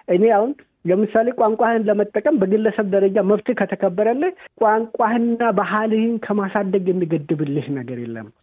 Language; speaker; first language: Amharic; native; Amharic